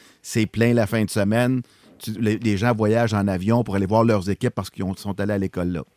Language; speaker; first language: French; native; French